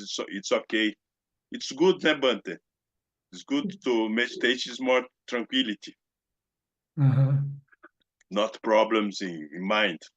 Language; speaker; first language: English; non-native, learner; Portuguese